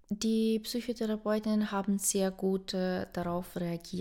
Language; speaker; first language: German; non-native, fluent; Ukrainian